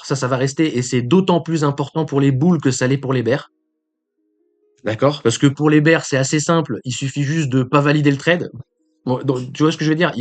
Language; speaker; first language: French; native; French